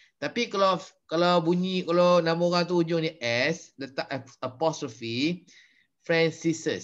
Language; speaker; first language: Malay; native; Malay